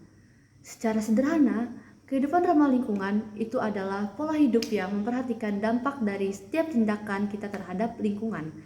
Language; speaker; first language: Indonesian; native; Indonesian